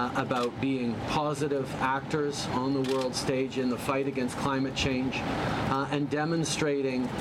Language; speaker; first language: English; early bilingual, other home language; French